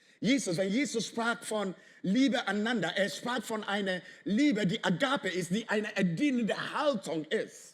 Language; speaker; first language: German; non-native, fluent; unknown